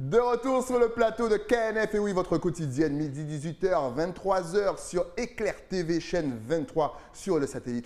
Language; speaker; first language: French; native; French